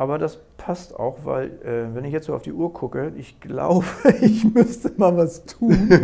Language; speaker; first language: German; native; German